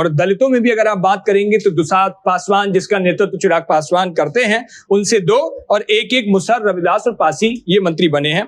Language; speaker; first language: Hindi; native; Hindi